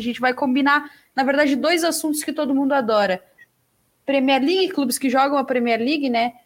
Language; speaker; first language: Portuguese; native; Portuguese